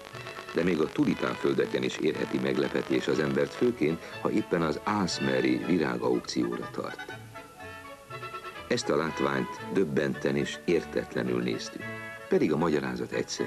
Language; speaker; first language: Hungarian; native; Hungarian